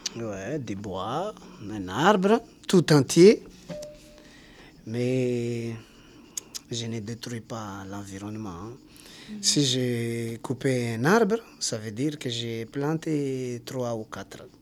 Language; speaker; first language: French; non-native, local second language; Malagasy